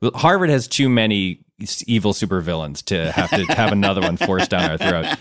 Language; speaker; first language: English; native; English